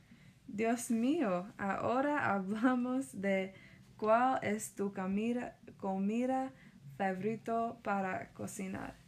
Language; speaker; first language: Spanish; early bilingual, other home language; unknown